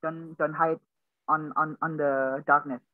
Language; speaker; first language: English; non-native, learner; Indonesian